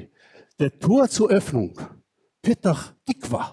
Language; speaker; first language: German; non-native, fluent; Hebrew